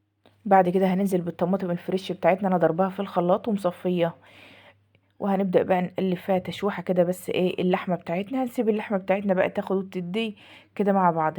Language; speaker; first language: Arabic; native; Arabic